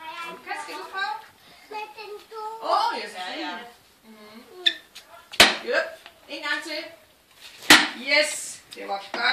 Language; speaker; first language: Danish; native; Danish